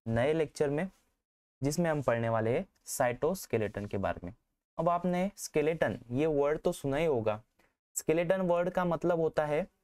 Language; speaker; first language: Hindi; non-native, local second language; Marathi